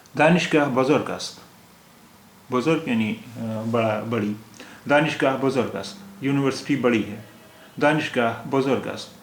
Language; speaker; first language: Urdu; native; Urdu